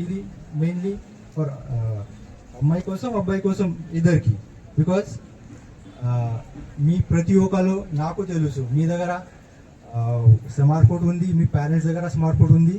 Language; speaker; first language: Telugu; non-native, learner; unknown